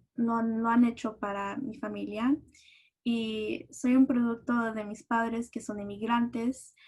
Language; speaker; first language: Spanish; early bilingual, heritage; Spanish